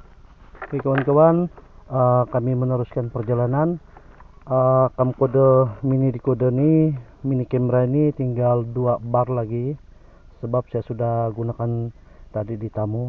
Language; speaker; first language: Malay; non-native, local second language; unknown